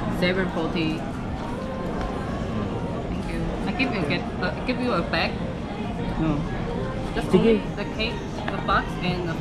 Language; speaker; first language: English; non-native, learner; Chinese